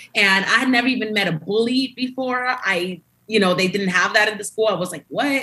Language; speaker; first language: English; early bilingual, other home language; Spanish